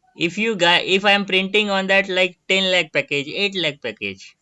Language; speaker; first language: English; non-native, local second language; Marathi